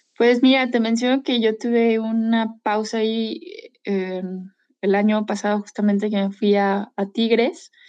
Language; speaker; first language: Spanish; native; Spanish